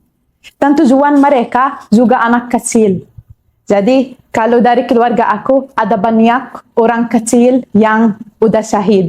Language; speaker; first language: Indonesian; non-native, learner; Arabic